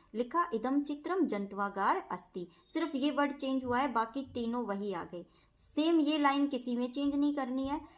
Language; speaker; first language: Hindi; native; Hindi